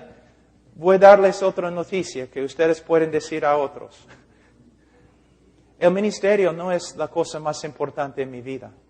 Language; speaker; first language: Spanish; non-native, fluent; English